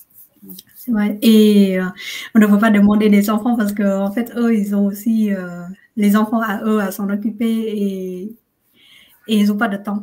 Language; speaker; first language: French; non-native, fluent; Vietnamese